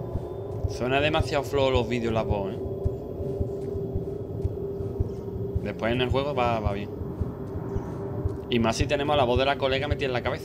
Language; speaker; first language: Spanish; native; Spanish